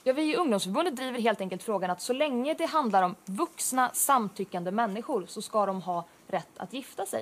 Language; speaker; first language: Swedish; native; Swedish